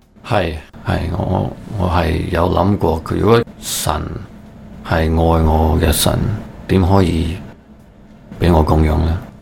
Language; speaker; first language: Cantonese; early bilingual, heritage; Cantonese